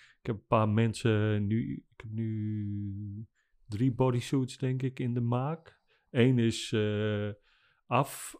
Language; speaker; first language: Dutch; non-native, local second language; Western Frisian